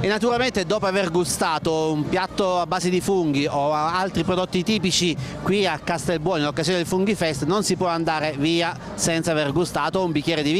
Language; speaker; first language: Italian; native; Italian